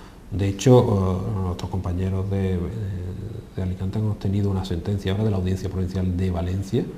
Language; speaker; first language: Spanish; native; Spanish